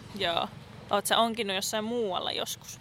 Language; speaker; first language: Finnish; native; Finnish